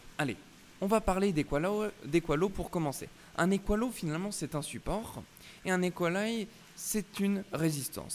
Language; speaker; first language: French; native; French